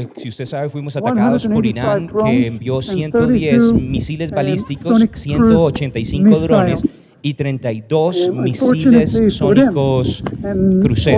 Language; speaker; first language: Spanish; native; Spanish